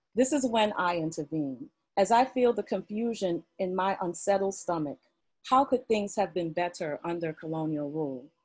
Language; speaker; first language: English; native; English